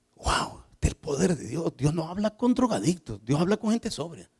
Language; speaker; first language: Spanish; native; Spanish